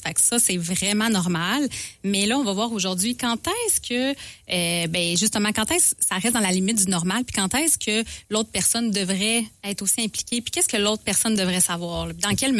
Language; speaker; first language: French; native; French